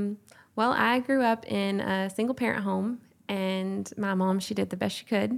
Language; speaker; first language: English; native; English